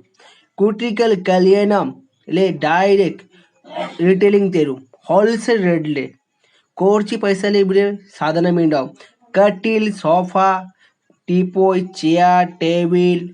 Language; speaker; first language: Malayalam; non-native, learner; Hindi